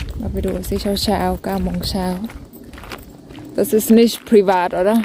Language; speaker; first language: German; non-native, fluent; Thai